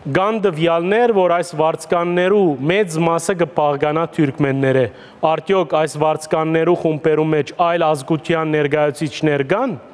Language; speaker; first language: Armenian; early bilingual, heritage; Armenian